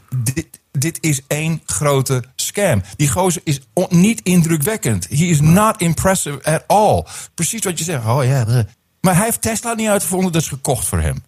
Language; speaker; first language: Dutch; early bilingual, heritage; Dutch